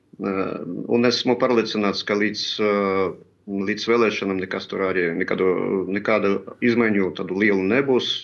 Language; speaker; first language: Latvian; non-native, local second language; Russian